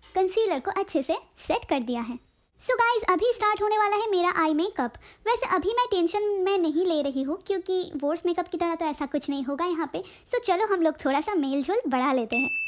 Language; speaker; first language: Hindi; non-native, local second language; Bangla